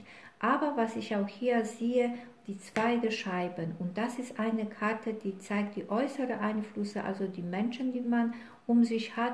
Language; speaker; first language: German; non-native, fluent; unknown